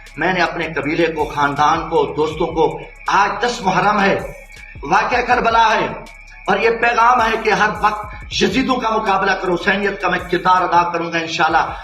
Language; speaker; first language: Urdu; non-native, local second language; Saraiki